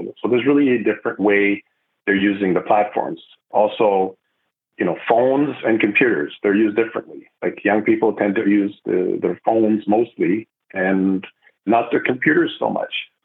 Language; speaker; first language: English; non-native, fluent; French